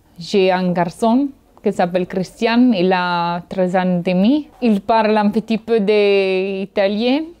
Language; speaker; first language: French; non-native, learner; Italian